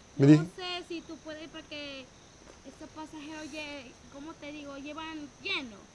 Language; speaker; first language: Spanish; native; Spanish